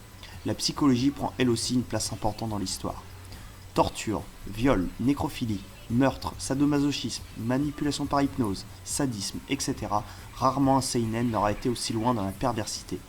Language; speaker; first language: French; native; French